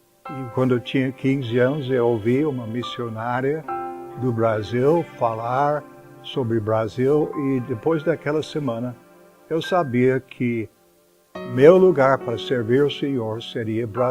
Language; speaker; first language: Portuguese; non-native, fluent; English